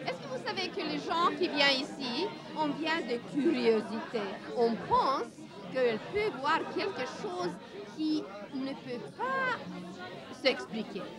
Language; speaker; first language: French; non-native, learner; Serbian